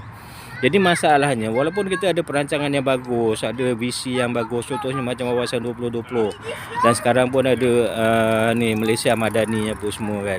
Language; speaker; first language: Malay; native; Malay